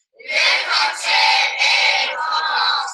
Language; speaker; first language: French; non-native, learner; English